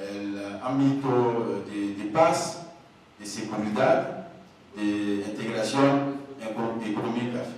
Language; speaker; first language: Spanish; non-native, learner; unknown